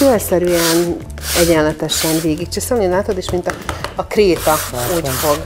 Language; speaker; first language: Hungarian; native; Hungarian